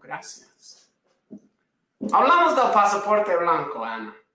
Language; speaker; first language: Spanish; non-native, fluent; English